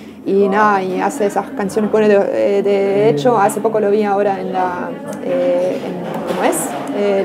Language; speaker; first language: Spanish; non-native, fluent; German